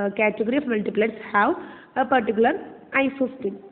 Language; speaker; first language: English; non-native, local second language; Malayalam